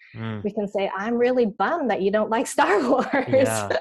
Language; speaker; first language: English; early bilingual, other home language; Chinese